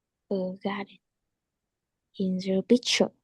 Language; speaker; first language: English; non-native, learner; Chinese